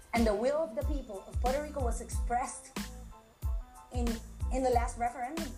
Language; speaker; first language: English; non-native, local second language; Spanish